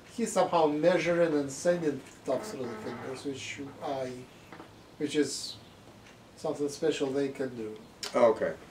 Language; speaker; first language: English; non-native, fluent; Russian